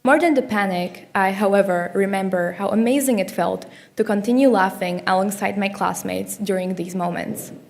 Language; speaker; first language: English; non-native, fluent; Slovak